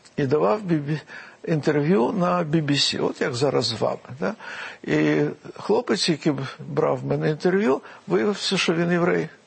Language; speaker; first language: Ukrainian; non-native, local second language; Russian